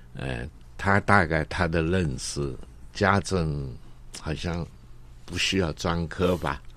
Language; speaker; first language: Chinese; non-native, local second language; Cantonese